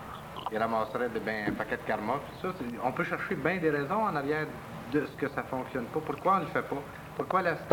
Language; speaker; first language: French; native; French